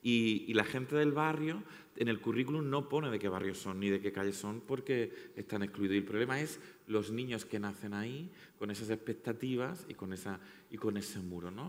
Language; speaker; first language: Spanish; native; Spanish